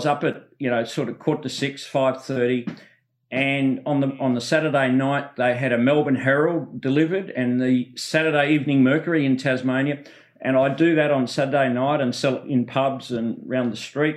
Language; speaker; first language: English; native; English